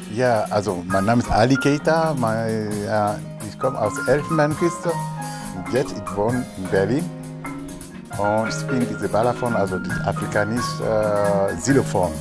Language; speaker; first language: German; non-native, learner; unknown